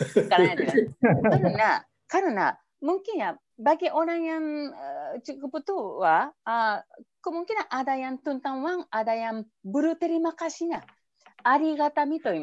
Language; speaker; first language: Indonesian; non-native, fluent; Japanese